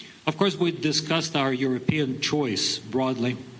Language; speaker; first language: English; non-native, fluent; Ukrainian